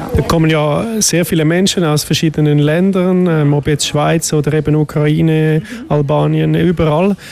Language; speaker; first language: German; native; German